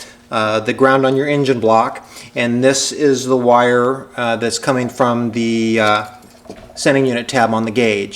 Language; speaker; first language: English; native; English